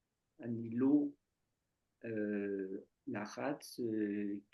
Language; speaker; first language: Hebrew; non-native, learner; French